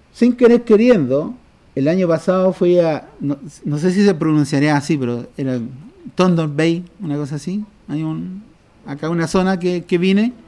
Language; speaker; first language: Spanish; native; Spanish